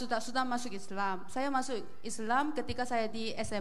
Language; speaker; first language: Indonesian; non-native, learner; Korean